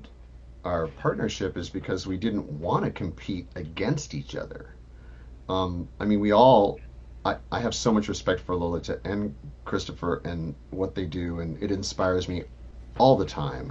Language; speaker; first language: English; native; English